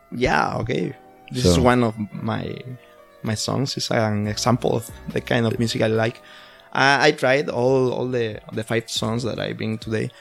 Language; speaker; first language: English; non-native, learner; Spanish